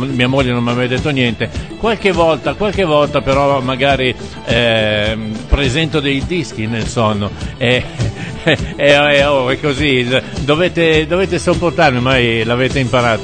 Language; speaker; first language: Italian; native; Italian